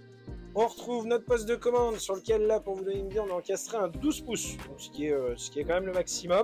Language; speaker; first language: French; native; French